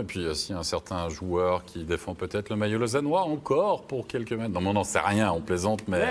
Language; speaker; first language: French; native; French